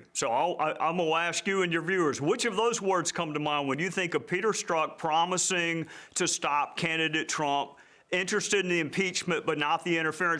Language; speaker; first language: English; native; English